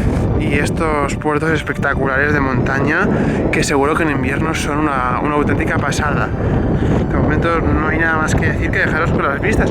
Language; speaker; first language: Spanish; native; Spanish